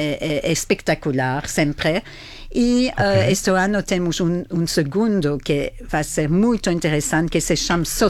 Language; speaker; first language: Portuguese; non-native, fluent; French